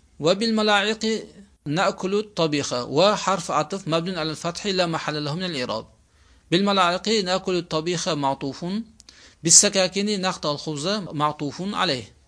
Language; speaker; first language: Arabic; non-native, fluent; Uzbek